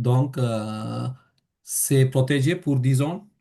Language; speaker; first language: French; non-native, fluent; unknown